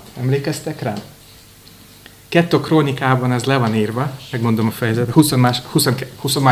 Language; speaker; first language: Hungarian; non-native, fluent; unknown